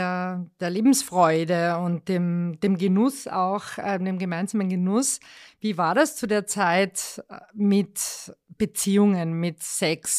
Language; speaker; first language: German; native; German